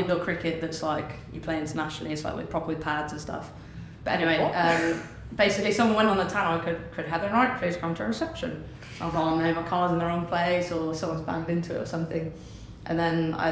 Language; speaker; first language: English; native; English